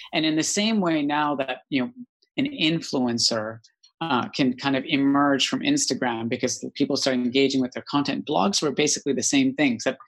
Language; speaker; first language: English; native; English